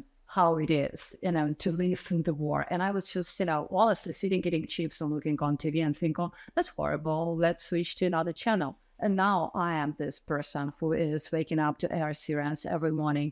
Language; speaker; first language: English; non-native, fluent; Ukrainian